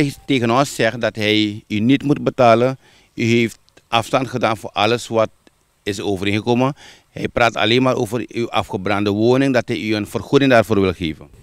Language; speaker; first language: Dutch; native; Dutch